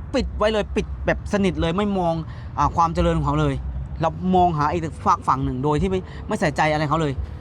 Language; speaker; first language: Thai; native; Thai